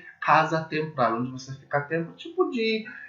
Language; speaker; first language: Portuguese; non-native, learner; English